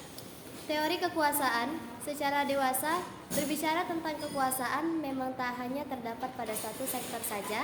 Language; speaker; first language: Indonesian; native; Indonesian